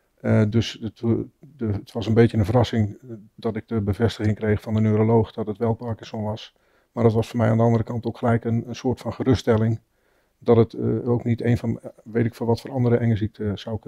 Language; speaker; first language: Dutch; native; Dutch